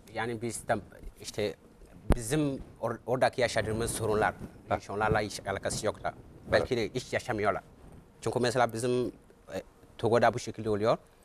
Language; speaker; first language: Turkish; non-native, fluent; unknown